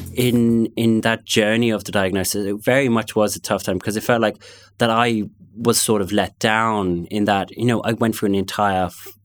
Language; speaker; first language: English; native; English